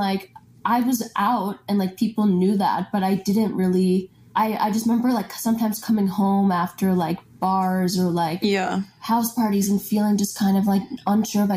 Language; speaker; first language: English; native; English